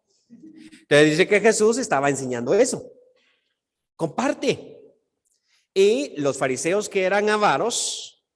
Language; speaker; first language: Spanish; native; Spanish